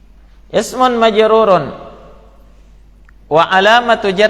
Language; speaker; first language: Arabic; non-native, fluent; Indonesian